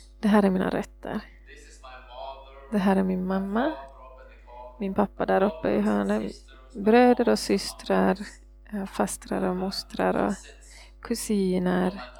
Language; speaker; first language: Swedish; non-native, fluent; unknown